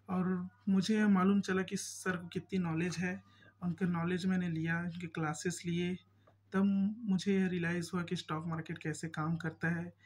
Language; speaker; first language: Hindi; native; Hindi